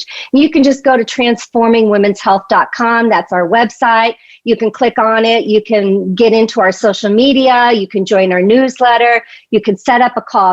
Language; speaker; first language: English; native; English